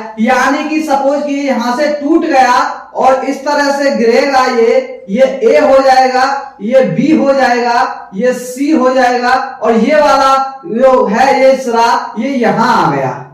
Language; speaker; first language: Hindi; native; Hindi